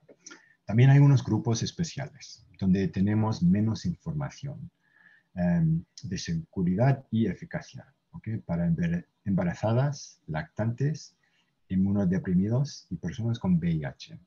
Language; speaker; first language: Spanish; non-native, fluent; English